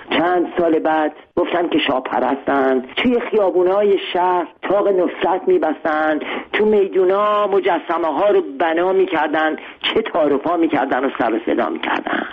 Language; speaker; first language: Persian; non-native, local second language; Armenian